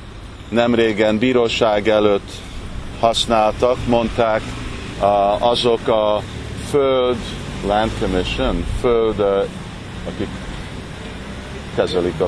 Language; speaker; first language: Hungarian; early bilingual, heritage; Hungarian